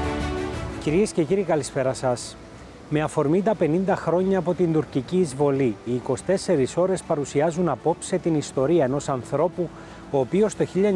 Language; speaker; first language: Greek; native; Greek